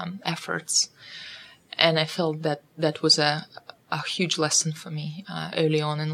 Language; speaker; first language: English; non-native, fluent; Russian